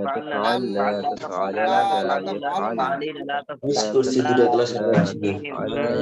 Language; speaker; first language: Arabic; non-native, learner; Bangla